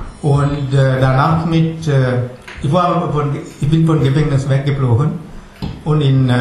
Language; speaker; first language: German; non-native, learner; Sinhala